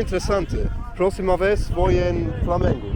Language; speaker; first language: Portuguese; non-native, learner; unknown